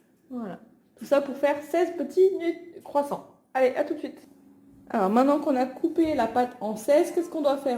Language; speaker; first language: French; native; French